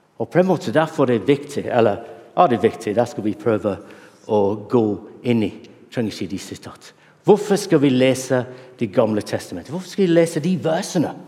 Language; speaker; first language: Norwegian; non-native, fluent; English